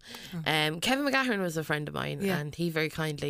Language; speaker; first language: English; native; English